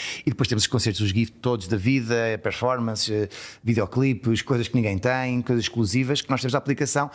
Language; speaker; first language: Portuguese; early bilingual, heritage; Portuguese